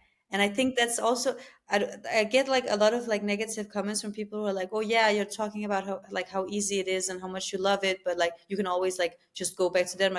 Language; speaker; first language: English; non-native, fluent; Albanian